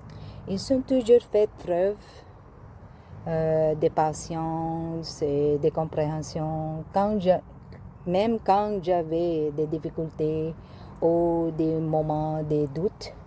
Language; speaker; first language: French; non-native, learner; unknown